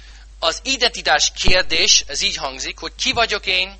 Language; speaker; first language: Hungarian; non-native, fluent; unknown